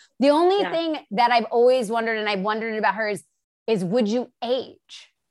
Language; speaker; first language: English; native; English